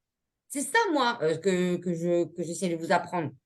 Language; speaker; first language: French; native; French